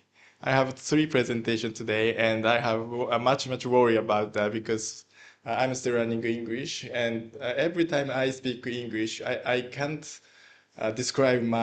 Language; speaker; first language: English; non-native, learner; Japanese